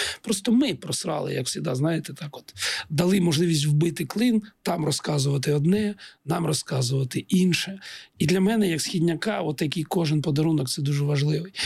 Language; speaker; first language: Ukrainian; non-native, local second language; Russian